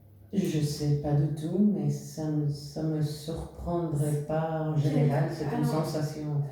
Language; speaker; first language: French; non-native, fluent; Spanish